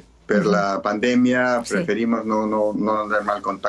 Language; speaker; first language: Italian; early bilingual, heritage; Spanish